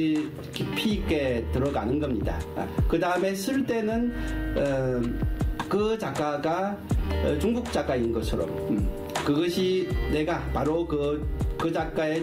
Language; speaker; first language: Korean; non-native, fluent; Chinese